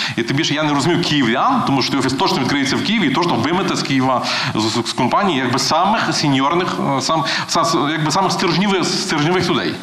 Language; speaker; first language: Ukrainian; native; Ukrainian